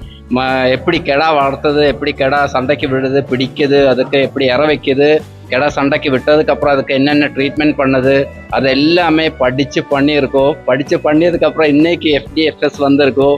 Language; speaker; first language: Tamil; non-native, learner; Malayalam